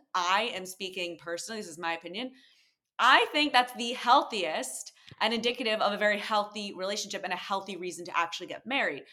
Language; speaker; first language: English; native; English